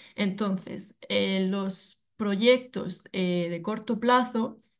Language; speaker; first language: Spanish; native; Spanish